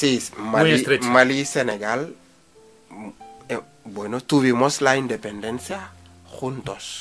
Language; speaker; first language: Spanish; non-native, fluent; Wolof